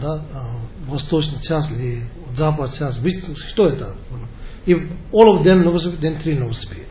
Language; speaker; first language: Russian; non-native, learner; Tibetan